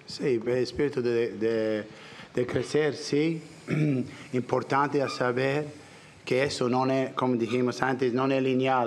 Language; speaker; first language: Spanish; non-native, learner; English